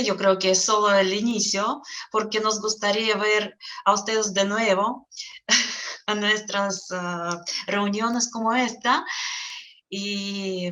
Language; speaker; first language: Spanish; non-native, fluent; Russian